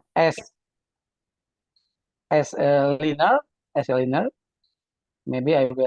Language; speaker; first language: English; non-native, learner; Indonesian